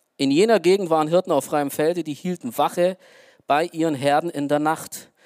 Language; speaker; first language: German; early bilingual, other home language; Romanian